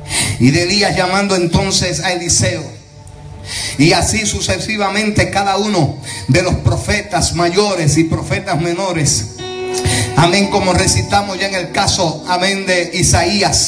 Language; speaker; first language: Spanish; native; Spanish